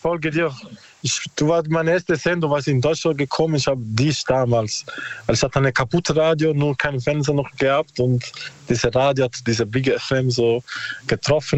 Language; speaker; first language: German; non-native, learner; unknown